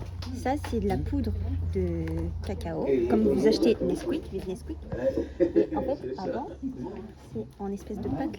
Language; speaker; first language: French; native; French